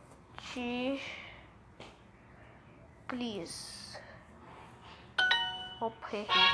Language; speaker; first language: English; non-native, learner; Portuguese